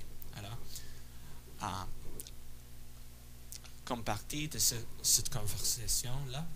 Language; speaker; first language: French; non-native, fluent; English